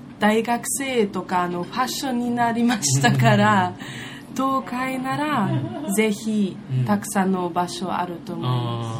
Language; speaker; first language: Japanese; non-native, learner; German